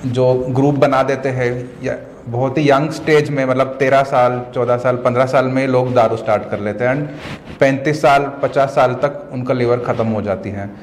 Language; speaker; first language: Hindi; non-native, local second language; Kannada